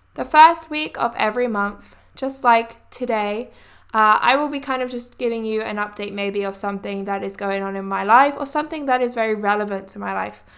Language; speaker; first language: English; native; English